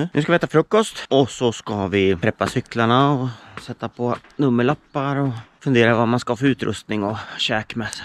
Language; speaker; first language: Swedish; native; Swedish